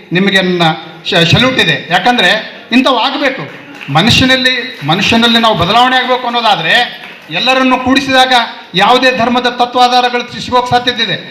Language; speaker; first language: Kannada; non-native, local second language; Urdu